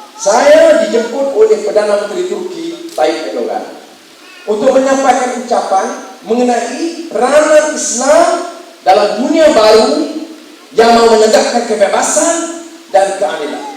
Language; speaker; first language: Malay; native; Malay